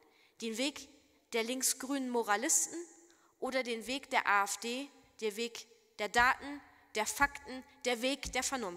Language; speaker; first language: German; native; German